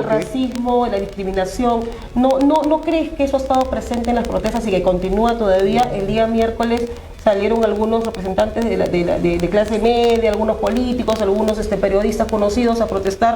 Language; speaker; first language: Spanish; native; Spanish